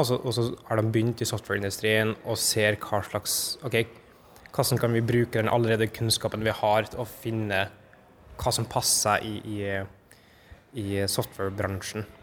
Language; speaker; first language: Norwegian; native; Norwegian